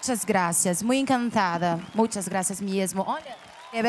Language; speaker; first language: Spanish; non-native, learner; Portuguese